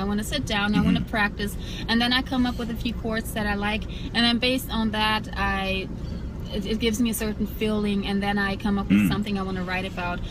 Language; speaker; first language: English; early bilingual, other home language; German